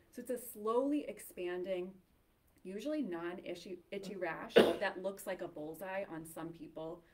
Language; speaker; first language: English; native; English